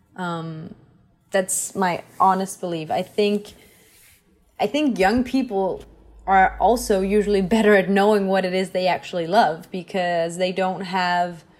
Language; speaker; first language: English; non-native, fluent; Danish